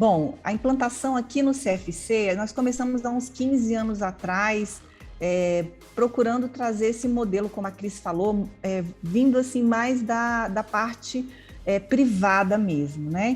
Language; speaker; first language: Portuguese; native; Portuguese